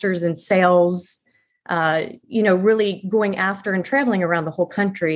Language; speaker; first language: English; native; English